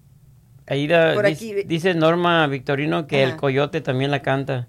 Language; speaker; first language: Spanish; native; Spanish